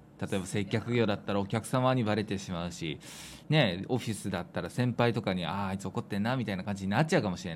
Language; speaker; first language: Japanese; native; Japanese